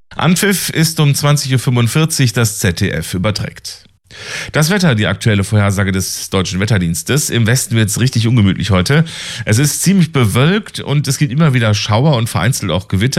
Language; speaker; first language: German; native; German